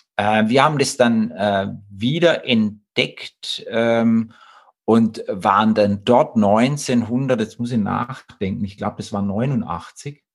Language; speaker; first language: German; native; German